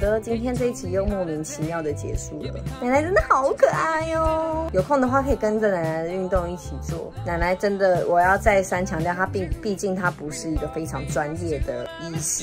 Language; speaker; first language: Chinese; native; Chinese